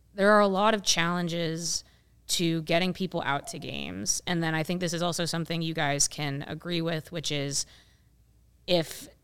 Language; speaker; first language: English; native; English